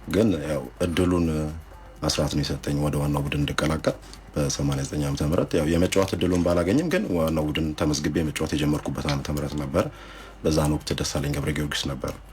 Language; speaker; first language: Amharic; native; Amharic